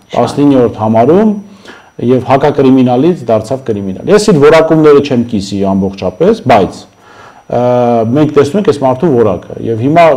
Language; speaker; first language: Armenian; non-native, local second language; Kurdish